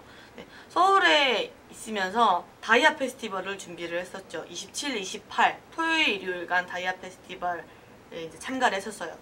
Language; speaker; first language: Korean; native; Korean